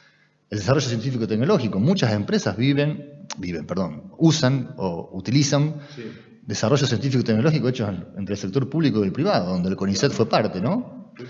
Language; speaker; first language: Spanish; native; Spanish